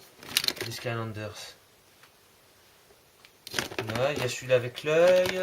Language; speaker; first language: French; native; French